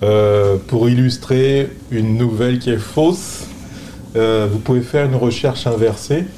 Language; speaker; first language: French; native; French